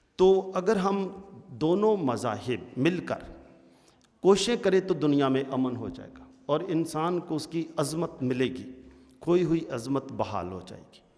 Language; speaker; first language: Urdu; non-native, local second language; Punjabi